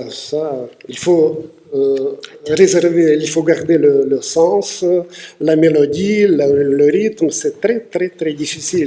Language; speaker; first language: French; non-native, fluent; Russian